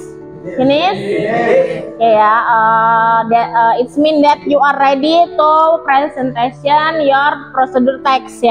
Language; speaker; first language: English; non-native, learner; Indonesian